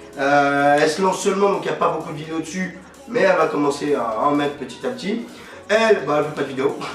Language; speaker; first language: French; native; French